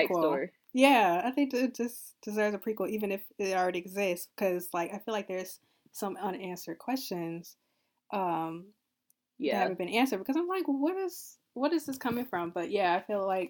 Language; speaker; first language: English; native; English